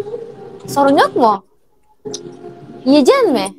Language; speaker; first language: Turkish; non-native, learner; Indonesian